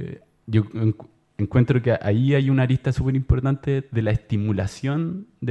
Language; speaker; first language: Spanish; native; Spanish